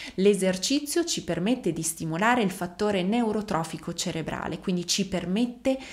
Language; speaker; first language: Italian; native; Italian